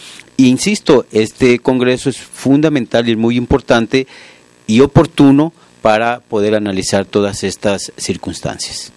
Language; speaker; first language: Spanish; native; Spanish